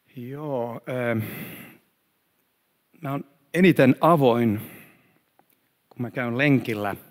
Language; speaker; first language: Finnish; non-native, fluent; Swedish